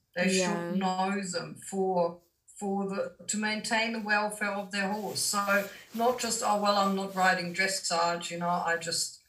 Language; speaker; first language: English; non-native, fluent; German